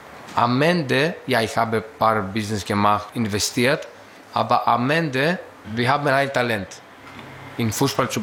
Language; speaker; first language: German; non-native, fluent; Greek